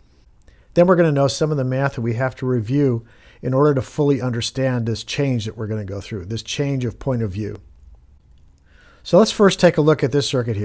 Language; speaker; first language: English; native; English